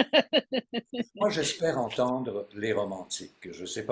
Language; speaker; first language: French; native; French